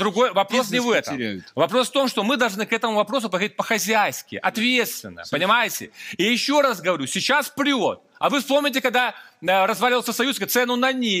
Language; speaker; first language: Russian; native; Russian